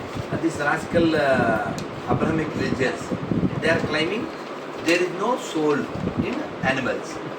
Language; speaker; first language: English; non-native, local second language; Telugu